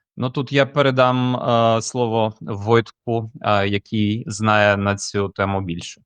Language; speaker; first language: Ukrainian; native; Ukrainian